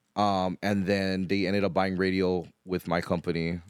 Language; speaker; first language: English; native; English